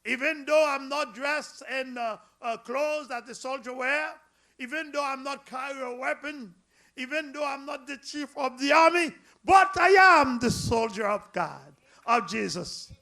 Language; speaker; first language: English; non-native, learner; Haitian Creole